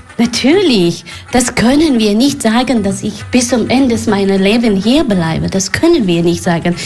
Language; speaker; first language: German; non-native, learner; Persian